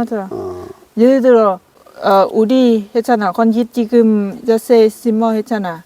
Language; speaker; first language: Korean; non-native, learner; Lao